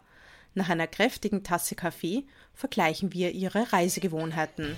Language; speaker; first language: German; native; German